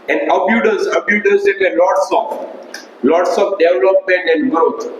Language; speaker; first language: English; non-native, local second language; Gujarati